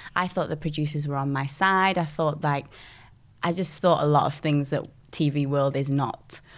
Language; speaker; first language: English; native; English